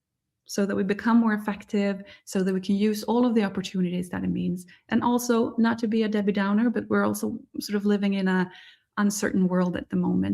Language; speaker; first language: English; non-native, fluent; Swedish